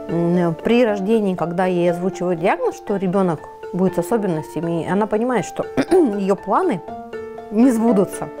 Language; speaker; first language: Russian; native; Russian